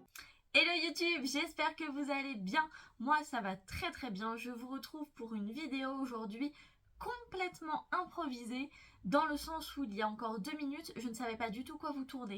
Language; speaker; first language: French; native; French